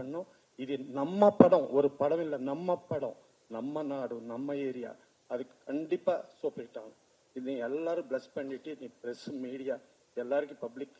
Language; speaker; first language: Tamil; non-native, learner; Telugu